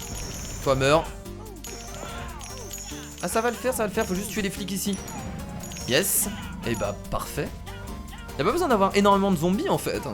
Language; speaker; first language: French; native; French